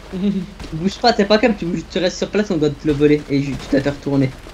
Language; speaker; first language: French; native; French